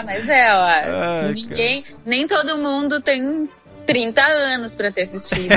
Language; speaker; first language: Portuguese; native; Portuguese